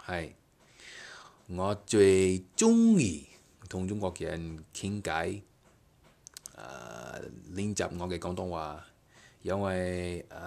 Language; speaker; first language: Cantonese; non-native, learner; English